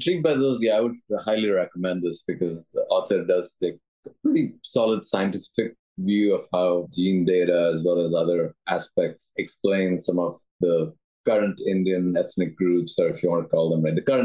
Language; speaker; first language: English; non-native, local second language; Tamil